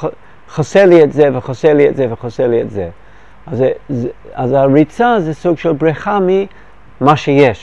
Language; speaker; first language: Hebrew; non-native, fluent; English